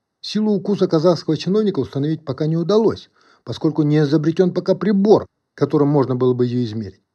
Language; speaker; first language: Russian; non-native, local second language; Kazakh